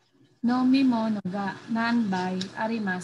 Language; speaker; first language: Japanese; non-native, learner; Filipino